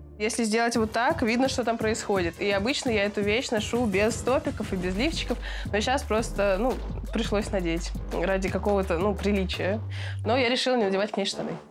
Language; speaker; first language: Russian; native; Russian